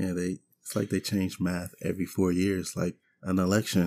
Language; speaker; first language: English; native; English